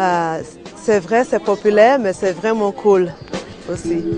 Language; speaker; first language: French; non-native, learner; Swahili